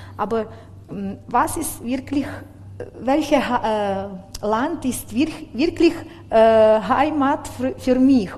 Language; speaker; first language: German; non-native, learner; Ukrainian